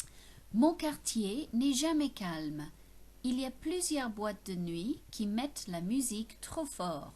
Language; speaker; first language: French; non-native, fluent; English